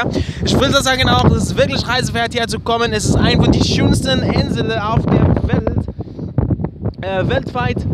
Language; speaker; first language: German; non-native, learner; Arabic